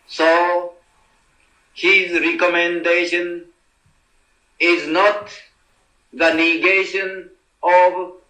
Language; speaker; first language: English; non-native, learner; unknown